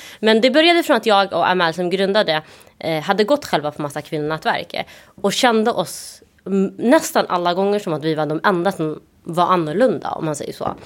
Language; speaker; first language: Swedish; early bilingual, other home language; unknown